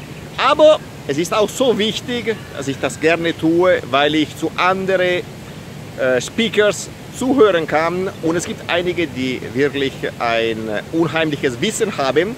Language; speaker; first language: German; non-native, fluent; Italian